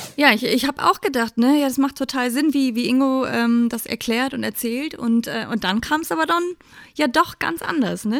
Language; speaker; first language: German; native; German